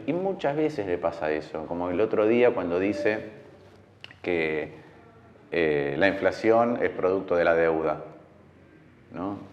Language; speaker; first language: Spanish; native; Spanish